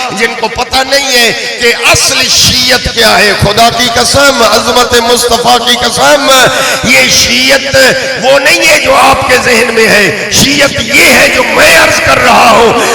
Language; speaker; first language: Urdu; non-native, local second language; Punjabi